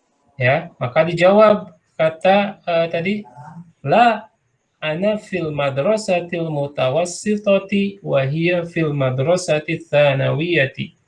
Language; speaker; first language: Arabic; non-native, fluent; Indonesian